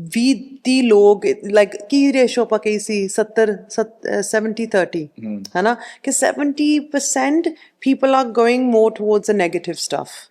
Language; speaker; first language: Punjabi; early bilingual, heritage; Punjabi